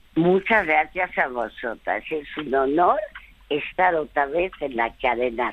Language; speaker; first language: Spanish; early bilingual, other home language; French